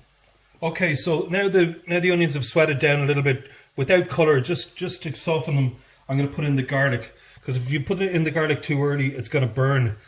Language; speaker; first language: English; native; English